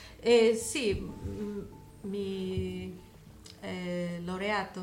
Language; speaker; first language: Italian; non-native, learner; English